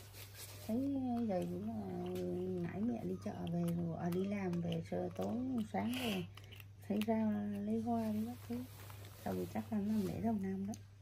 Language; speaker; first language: Vietnamese; native; Vietnamese